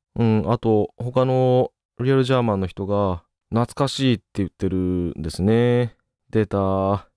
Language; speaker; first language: Japanese; native; Japanese